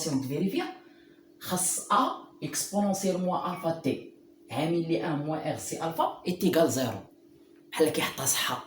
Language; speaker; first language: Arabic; native; Arabic